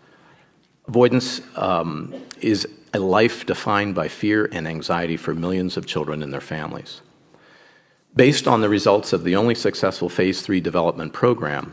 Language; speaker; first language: English; native; English